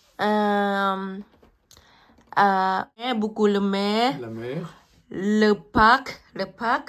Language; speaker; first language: French; non-native, learner; Thai